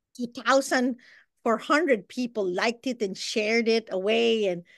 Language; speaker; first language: English; non-native, local second language; Filipino